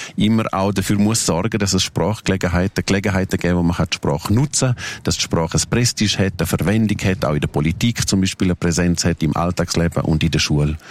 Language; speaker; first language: German; non-native, local second language; Romansh